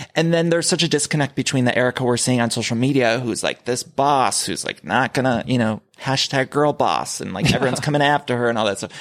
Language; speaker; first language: English; native; English